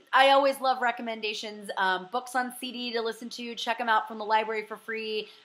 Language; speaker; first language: English; native; English